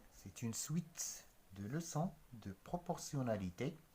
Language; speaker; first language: French; non-native, local second language; Arabic